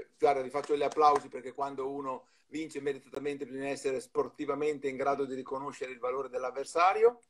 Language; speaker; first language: Italian; native; Italian